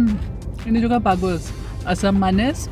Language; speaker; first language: Indonesian; non-native, learner; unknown